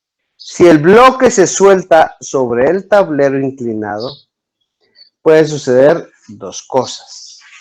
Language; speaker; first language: Spanish; native; Spanish